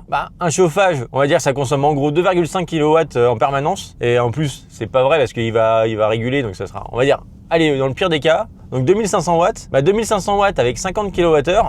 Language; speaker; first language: French; native; French